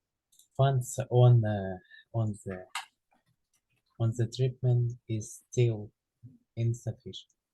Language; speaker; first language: English; non-native, learner; Ukrainian